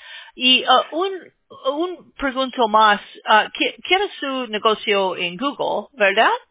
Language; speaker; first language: Spanish; non-native, learner; English